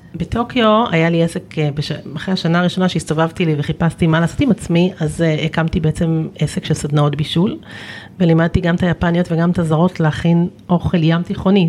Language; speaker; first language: Hebrew; native; Hebrew